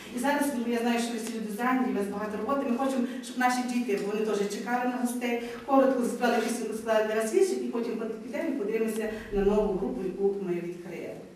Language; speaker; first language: Ukrainian; native; Ukrainian